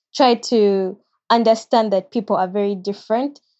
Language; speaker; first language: English; non-native, local second language; Ganda